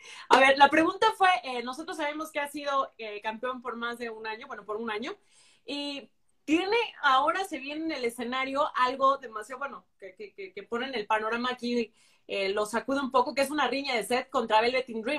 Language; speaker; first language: Spanish; native; Spanish